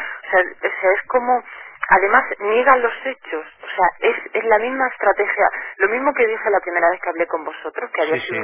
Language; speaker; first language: Spanish; native; Spanish